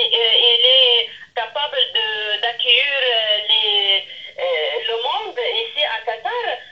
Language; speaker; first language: French; non-native, local second language; Arabic